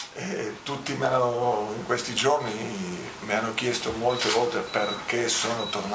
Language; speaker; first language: Italian; non-native, fluent; Spanish